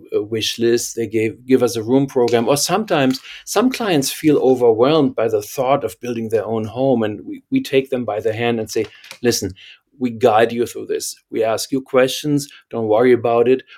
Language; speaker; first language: English; non-native, fluent; German